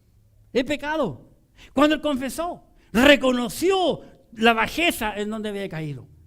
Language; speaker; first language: Spanish; native; Spanish